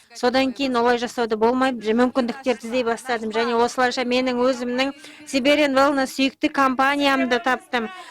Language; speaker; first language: Kazakh; non-native, local second language; Russian